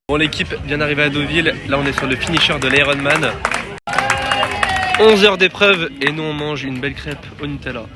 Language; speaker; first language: French; native; French